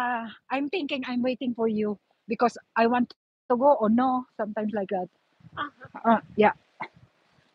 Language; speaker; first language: English; non-native, learner; Filipino